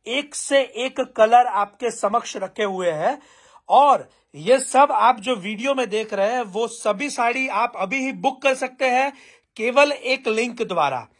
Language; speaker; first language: Hindi; non-native, local second language; Gujarati